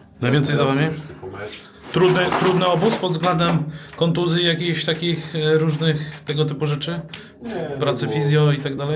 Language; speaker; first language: Polish; native; Polish